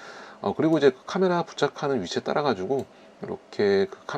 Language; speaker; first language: Korean; native; Korean